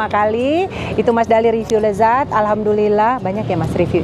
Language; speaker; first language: Indonesian; native; Indonesian